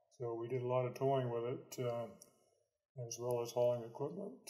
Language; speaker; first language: English; native; English